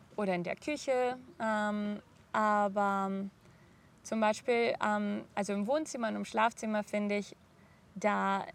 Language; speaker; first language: German; non-native, fluent; Spanish